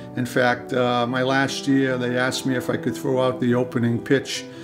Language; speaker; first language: English; native; English